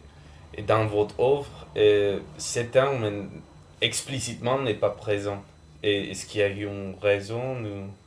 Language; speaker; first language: French; non-native, fluent; Spanish